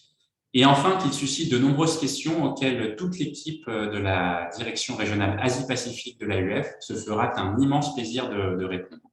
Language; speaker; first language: French; native; French